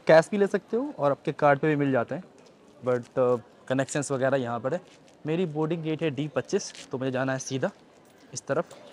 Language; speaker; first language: Hindi; native; Hindi